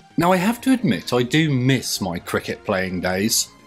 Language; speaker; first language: English; native; English